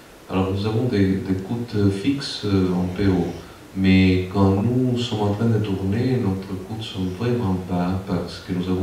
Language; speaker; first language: French; non-native, fluent; Spanish